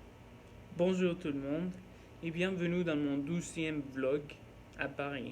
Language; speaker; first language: French; non-native, learner; Norwegian